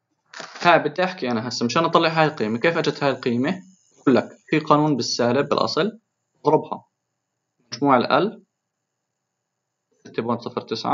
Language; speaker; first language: Arabic; native; Arabic